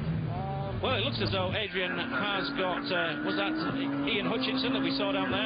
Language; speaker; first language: English; native; English